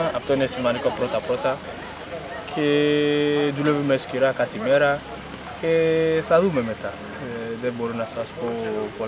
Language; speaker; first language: Greek; non-native, learner; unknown